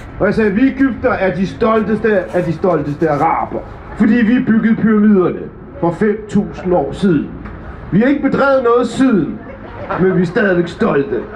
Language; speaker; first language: Danish; early bilingual, other home language; Arabic